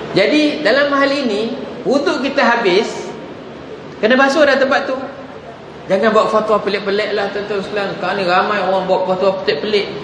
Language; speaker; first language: Malay; native; Malay